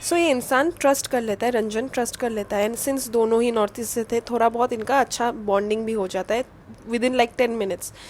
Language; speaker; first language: Hindi; non-native, local second language; Bangla